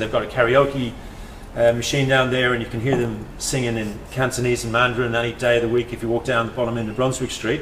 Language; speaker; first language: English; native; English